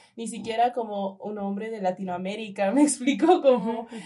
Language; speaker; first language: Spanish; early bilingual, heritage; Spanish